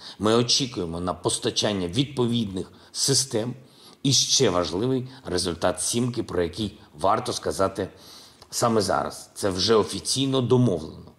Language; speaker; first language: Ukrainian; non-native, local second language; Russian